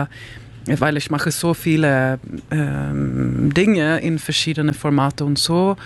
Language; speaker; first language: German; non-native, learner; Swedish